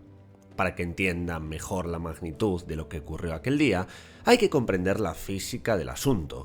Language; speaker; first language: Spanish; native; Spanish